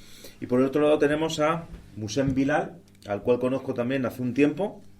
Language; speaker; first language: Spanish; native; Spanish